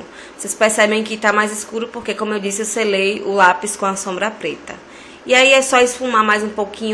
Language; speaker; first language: Portuguese; native; Portuguese